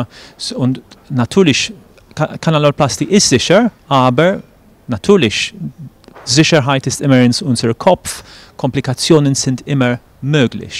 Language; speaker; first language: German; non-native, fluent; English